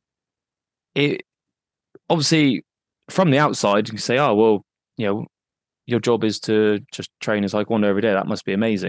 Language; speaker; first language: English; native; English